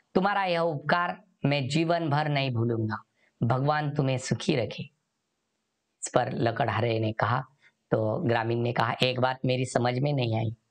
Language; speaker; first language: Hindi; non-native, local second language; Marathi